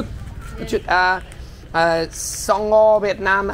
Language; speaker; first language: Vietnamese; non-native, learner; Polish